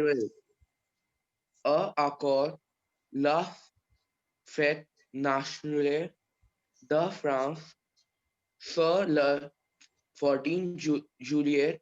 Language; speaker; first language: French; non-native, learner; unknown